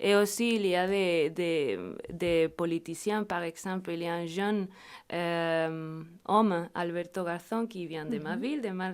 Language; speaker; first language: French; non-native, fluent; Spanish